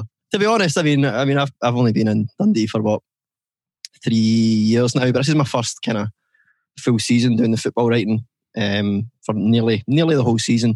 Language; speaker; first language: English; native; English